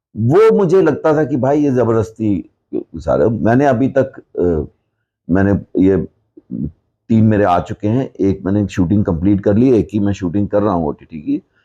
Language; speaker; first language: Hindi; non-native, local second language; Punjabi